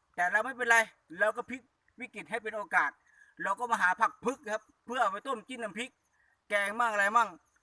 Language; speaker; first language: Thai; native; Thai